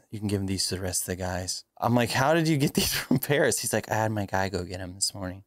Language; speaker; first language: English; native; English